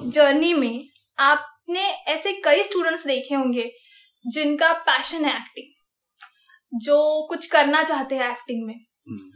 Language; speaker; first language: Hindi; non-native, local second language; Marathi